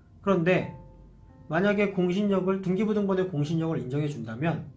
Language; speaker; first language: Korean; native; Korean